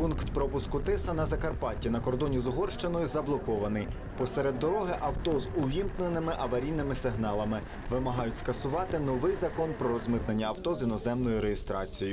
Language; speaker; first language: Ukrainian; native; Ukrainian